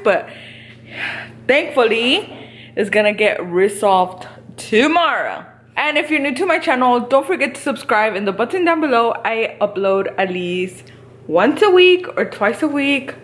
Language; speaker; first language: English; early bilingual, other home language; Spanish